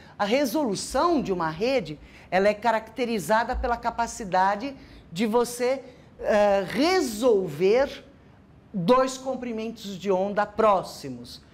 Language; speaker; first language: Portuguese; native; Portuguese